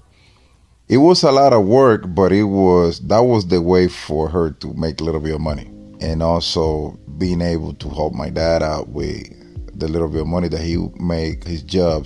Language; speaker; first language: English; non-native, fluent; Spanish